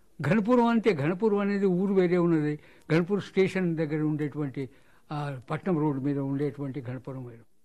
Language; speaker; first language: Telugu; non-native, local second language; Marathi